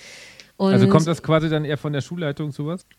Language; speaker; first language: German; native; German